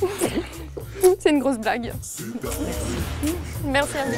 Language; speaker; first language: French; native; French